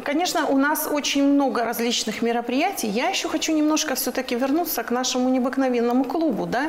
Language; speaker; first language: Russian; native; Russian